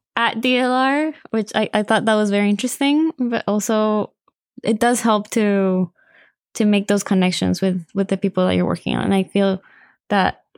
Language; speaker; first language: English; non-native, fluent; Spanish